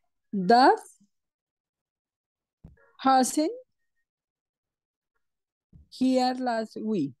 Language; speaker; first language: English; non-native, learner; Spanish